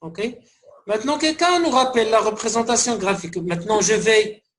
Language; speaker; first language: French; non-native, local second language; Arabic